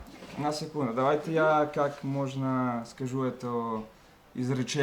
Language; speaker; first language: Russian; non-native, learner; Italian